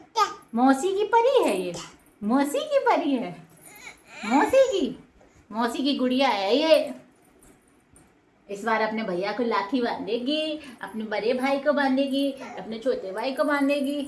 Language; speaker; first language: Hindi; native; Hindi